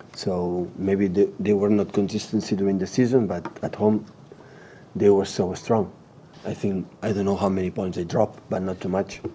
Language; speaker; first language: English; non-native, learner; Catalan